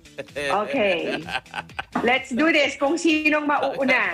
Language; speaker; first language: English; non-native, local second language; Filipino